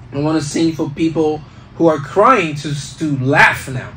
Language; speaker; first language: English; early bilingual, other home language; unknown